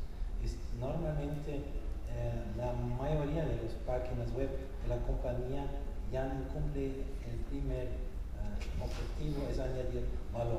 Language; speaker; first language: Spanish; non-native, fluent; German